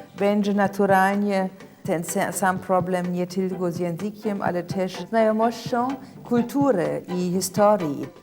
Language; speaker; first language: Polish; non-native, fluent; German